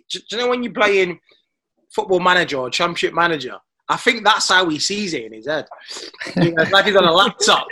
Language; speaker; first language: English; native; English